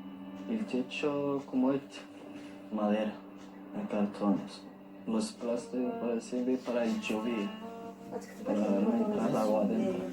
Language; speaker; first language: Spanish; non-native, learner; Arabic